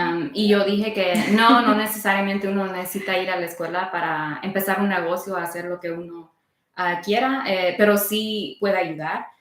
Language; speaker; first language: Spanish; early bilingual, heritage; Spanish